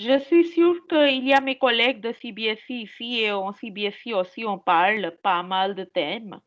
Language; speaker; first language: French; non-native, fluent; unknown